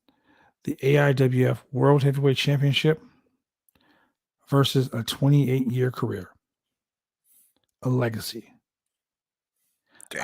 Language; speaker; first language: English; native; English